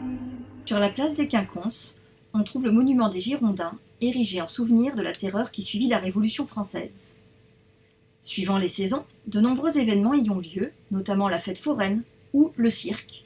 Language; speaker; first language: French; native; French